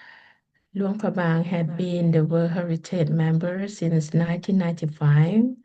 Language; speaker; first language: English; non-native, learner; Lao